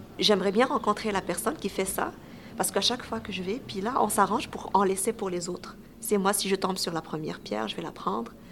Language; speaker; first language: French; non-native, local second language; Arabic